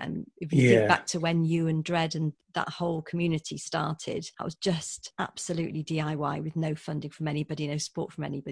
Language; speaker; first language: English; native; English